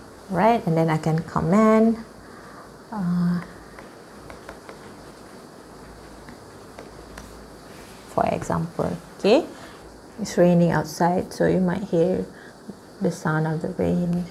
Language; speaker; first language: English; non-native, local second language; Malay